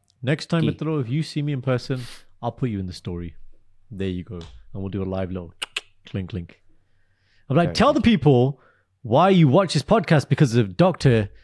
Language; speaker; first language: English; early bilingual, other home language; Punjabi